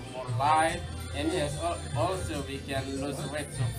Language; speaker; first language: English; non-native, learner; Indonesian